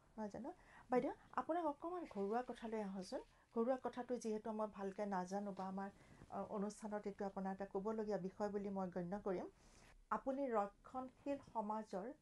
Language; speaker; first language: Assamese; native; Assamese